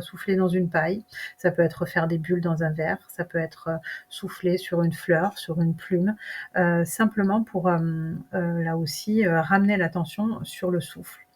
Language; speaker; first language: French; native; French